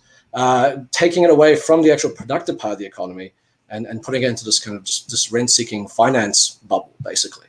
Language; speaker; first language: English; native; English